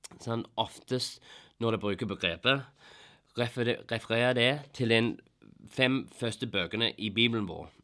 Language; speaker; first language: Norwegian; non-native, fluent; English